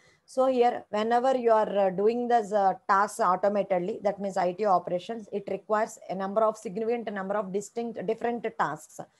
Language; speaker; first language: English; non-native, local second language; Telugu